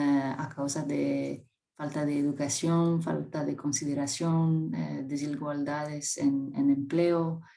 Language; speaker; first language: Spanish; non-native, fluent; French